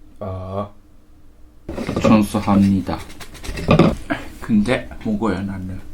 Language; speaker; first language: Korean; non-native, learner; Japanese